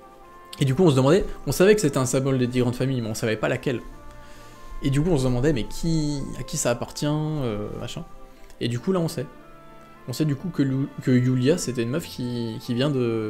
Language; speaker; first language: French; native; French